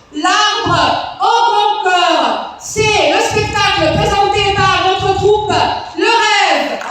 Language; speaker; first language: French; non-native, learner; Arabic